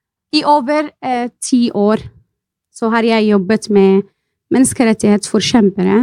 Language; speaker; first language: Norwegian; non-native, fluent; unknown